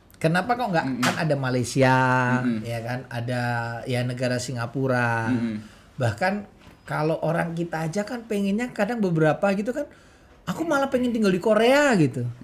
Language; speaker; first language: Indonesian; native; Indonesian